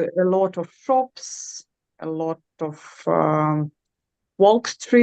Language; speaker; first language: English; non-native, learner; Russian